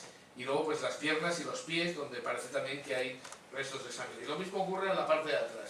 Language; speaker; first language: Spanish; native; Spanish